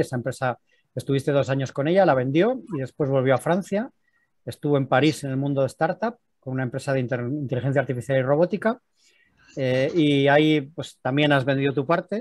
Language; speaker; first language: Spanish; native; Spanish